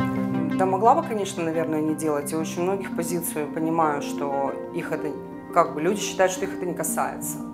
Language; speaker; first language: Russian; native; Russian